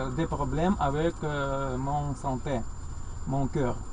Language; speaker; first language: French; non-native, learner; Russian